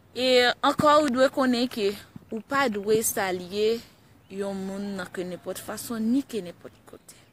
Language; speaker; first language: Haitian Creole; early bilingual, heritage; Haitian Creole